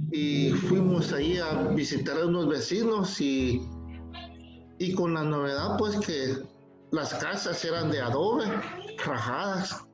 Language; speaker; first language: Spanish; native; Spanish